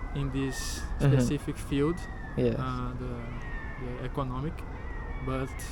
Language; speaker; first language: English; non-native, fluent; Portuguese